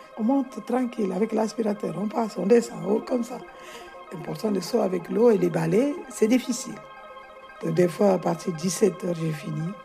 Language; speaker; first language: French; non-native, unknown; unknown